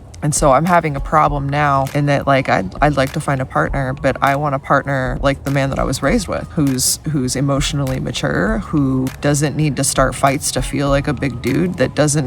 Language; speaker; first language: English; native; English